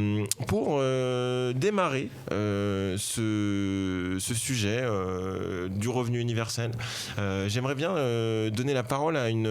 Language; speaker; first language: French; native; French